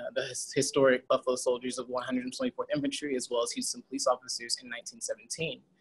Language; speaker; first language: English; native; English